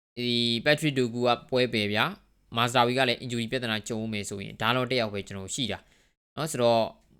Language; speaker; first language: Burmese; native; Burmese